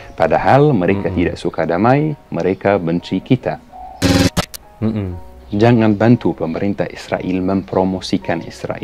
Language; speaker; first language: Indonesian; non-native, fluent; Arabic